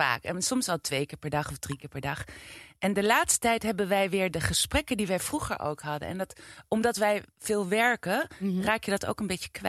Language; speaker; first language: Dutch; native; Dutch